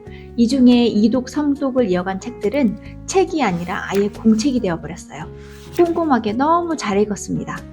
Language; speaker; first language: Korean; native; Korean